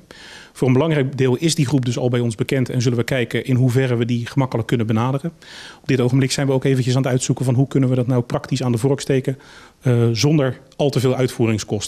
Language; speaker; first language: Dutch; native; Dutch